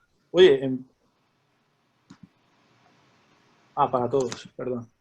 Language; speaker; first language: Spanish; native; Spanish